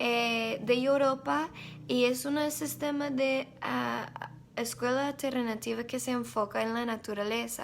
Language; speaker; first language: Spanish; non-native, learner; English